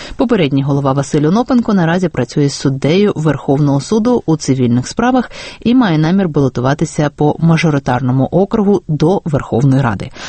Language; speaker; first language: Ukrainian; native; Ukrainian